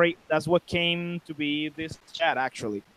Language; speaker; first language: English; non-native, fluent; Spanish